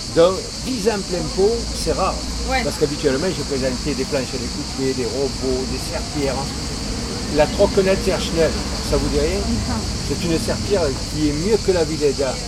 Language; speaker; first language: French; native; French